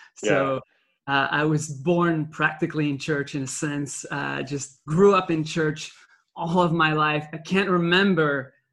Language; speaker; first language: English; non-native, fluent; French